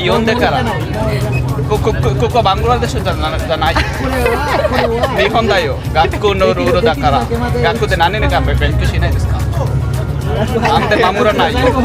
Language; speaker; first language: Japanese; non-native, learner; Bangla